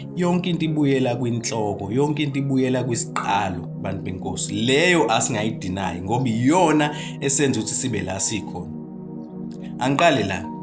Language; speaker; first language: Zulu; native; Zulu